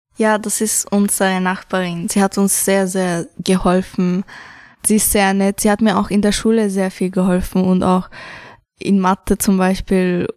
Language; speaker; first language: German; early bilingual, other home language; Arabic